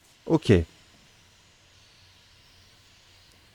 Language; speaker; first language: French; native; French